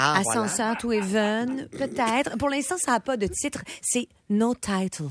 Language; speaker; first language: French; native; French